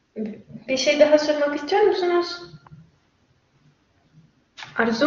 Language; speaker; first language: Turkish; non-native, fluent; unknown